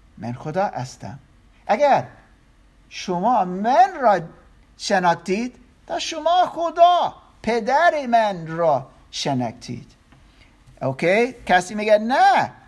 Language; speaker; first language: Persian; non-native, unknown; German